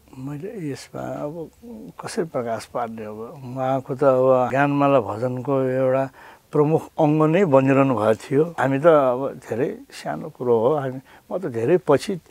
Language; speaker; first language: Nepali; non-native, local second language; Newari